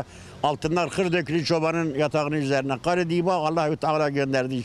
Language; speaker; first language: Turkish; native; Turkish